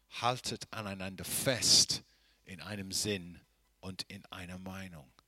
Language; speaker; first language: German; non-native, fluent; English